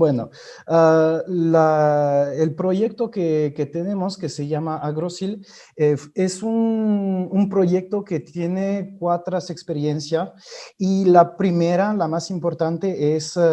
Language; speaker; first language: Spanish; non-native, fluent; French